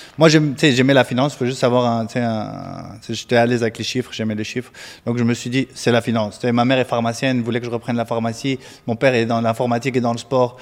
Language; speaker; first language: French; non-native, local second language; Arabic